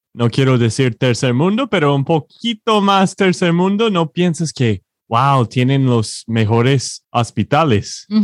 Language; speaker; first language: Spanish; non-native, fluent; English